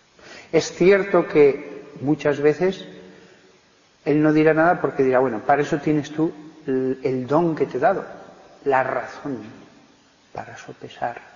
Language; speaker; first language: Spanish; native; Spanish